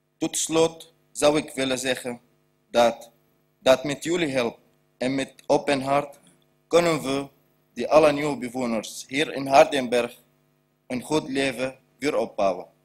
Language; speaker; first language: Dutch; non-native, learner; Arabic